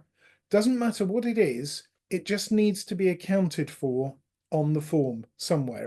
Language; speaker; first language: English; native; English